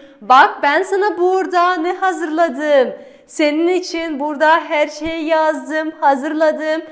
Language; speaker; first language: Turkish; non-native, fluent; Kazakh